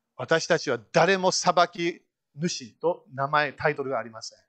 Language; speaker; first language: Japanese; native; Japanese